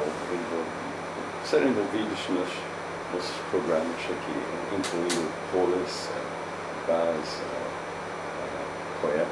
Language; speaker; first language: Portuguese; non-native, fluent; English